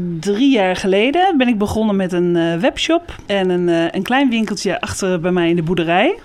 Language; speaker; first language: Dutch; native; Dutch